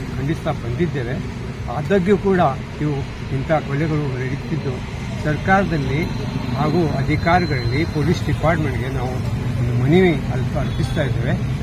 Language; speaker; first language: Kannada; non-native, local second language; Urdu